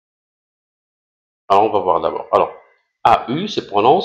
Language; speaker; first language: French; non-native, local second language; Arabic